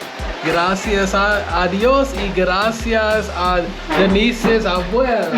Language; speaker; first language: Spanish; non-native, learner; English